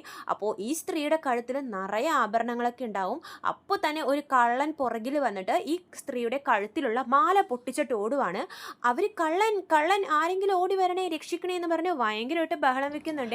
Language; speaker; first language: Malayalam; native; Malayalam